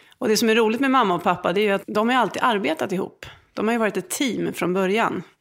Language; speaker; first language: Swedish; native; Swedish